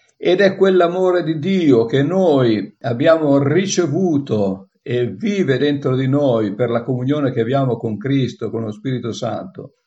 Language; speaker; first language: Italian; native; Italian